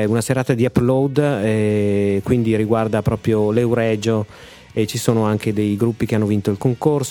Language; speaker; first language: Italian; native; Italian